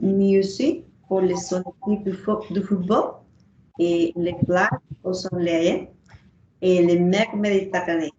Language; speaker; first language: French; non-native, learner; Spanish